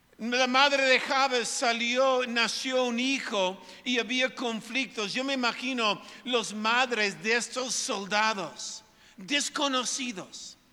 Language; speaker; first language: Spanish; non-native, fluent; English